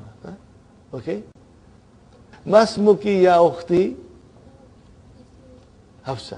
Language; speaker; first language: Arabic; non-native, fluent; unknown